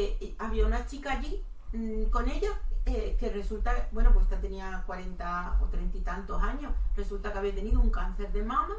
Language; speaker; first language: Spanish; native; Spanish